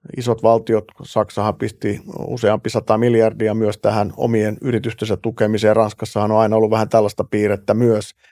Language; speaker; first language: Finnish; native; Finnish